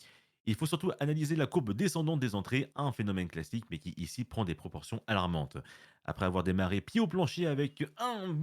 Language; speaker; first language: French; native; French